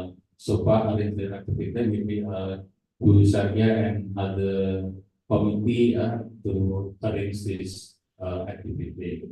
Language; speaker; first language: English; non-native, fluent; Indonesian